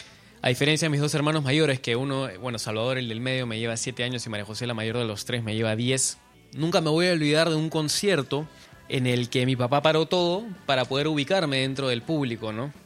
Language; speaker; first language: Spanish; native; Spanish